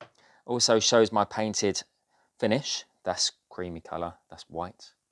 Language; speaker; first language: English; native; English